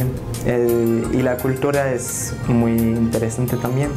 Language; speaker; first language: Spanish; non-native, learner; French